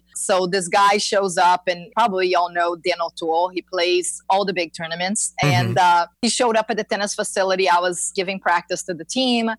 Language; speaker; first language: English; non-native, fluent; Portuguese